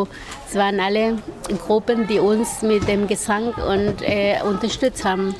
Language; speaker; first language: German; non-native, fluent; Spanish